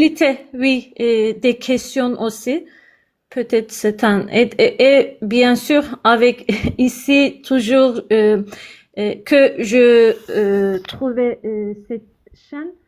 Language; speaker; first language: French; non-native, learner; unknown